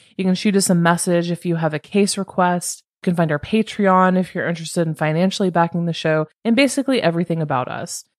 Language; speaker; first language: English; native; English